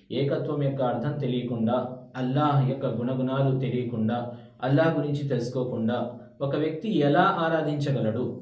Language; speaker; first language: Telugu; non-native, local second language; Urdu